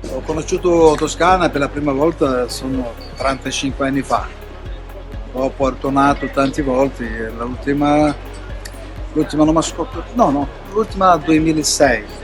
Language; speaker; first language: Italian; non-native, learner; Portuguese